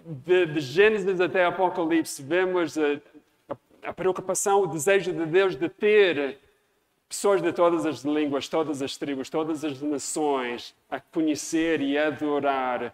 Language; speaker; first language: Portuguese; non-native, fluent; English